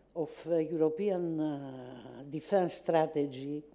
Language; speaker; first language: English; non-native, fluent; Greek